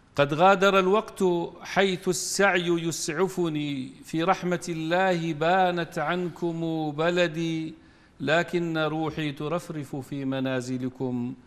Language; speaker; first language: Arabic; native; Arabic